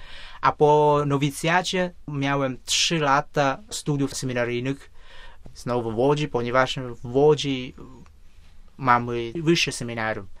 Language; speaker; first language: Polish; non-native, fluent; Vietnamese